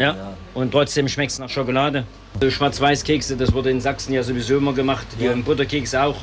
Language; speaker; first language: German; native; German